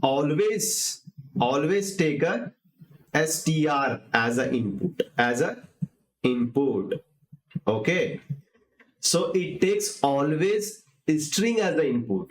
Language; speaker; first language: English; non-native, local second language; Hindi